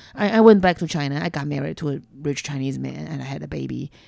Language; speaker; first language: English; non-native, fluent; Chinese